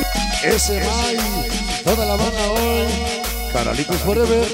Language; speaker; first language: Spanish; native; Spanish